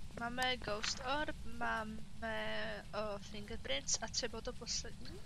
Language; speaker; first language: Czech; native; Czech